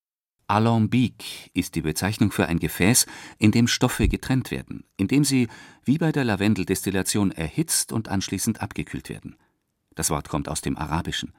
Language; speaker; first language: German; native; German